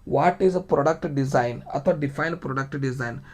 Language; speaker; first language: English; non-native, local second language; Kannada